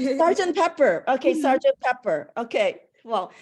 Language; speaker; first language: French; non-native, fluent; English